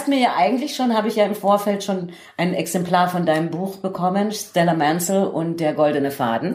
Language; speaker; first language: German; native; German